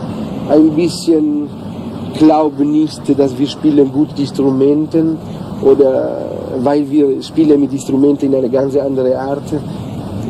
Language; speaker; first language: German; non-native, learner; Italian